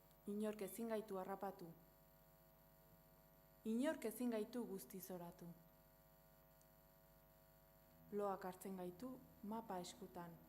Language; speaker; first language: Basque; native; Basque